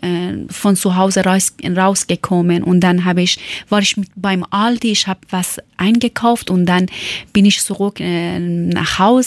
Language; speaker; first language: German; non-native, learner; Persian